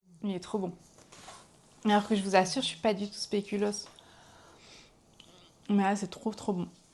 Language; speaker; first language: French; native; French